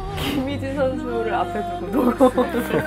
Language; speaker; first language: Korean; native; Korean